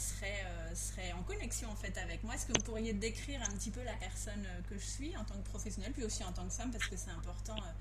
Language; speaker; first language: French; native; French